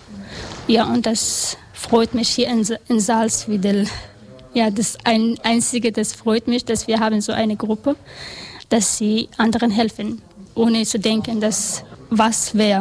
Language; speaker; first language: German; non-native, learner; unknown